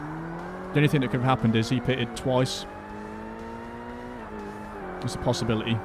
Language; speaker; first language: English; native; English